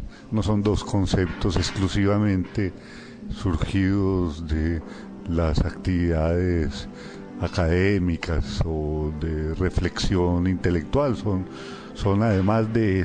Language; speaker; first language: Spanish; native; Spanish